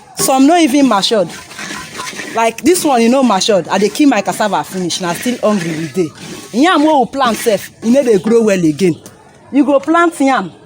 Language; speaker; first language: Nigerian Pidgin; non-native, local second language; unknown